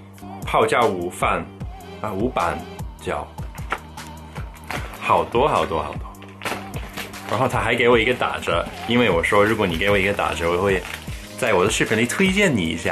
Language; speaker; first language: Chinese; non-native, fluent; English